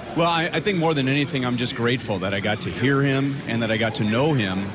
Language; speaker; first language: English; native; English